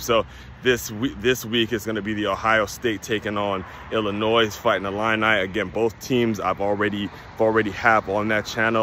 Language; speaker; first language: English; native; English